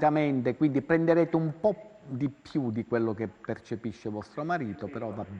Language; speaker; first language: Italian; native; Italian